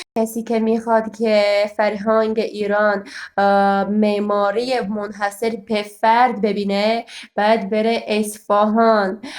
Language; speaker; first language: Persian; non-native, fluent; Armenian